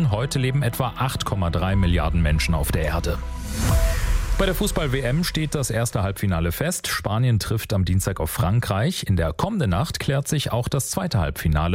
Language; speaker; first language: German; native; German